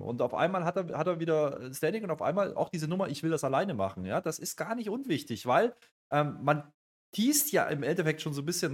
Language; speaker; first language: German; native; German